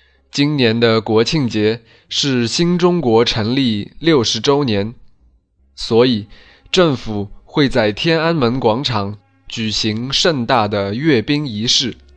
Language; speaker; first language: Chinese; native; Chinese